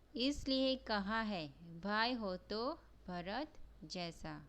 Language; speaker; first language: Hindi; non-native, local second language; Gujarati